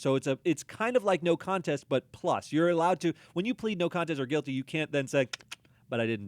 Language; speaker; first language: English; native; English